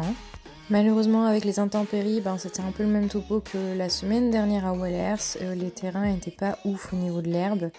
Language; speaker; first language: French; native; French